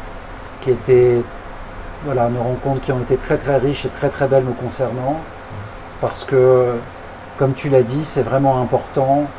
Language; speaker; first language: French; native; French